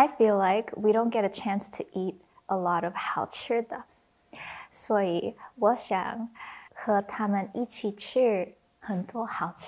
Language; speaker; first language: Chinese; non-native, learner; English